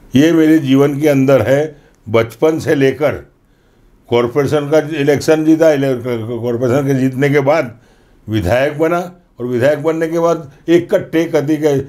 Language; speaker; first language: Hindi; non-native, local second language; Gujarati